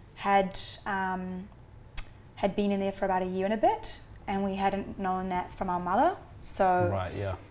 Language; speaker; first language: English; native; English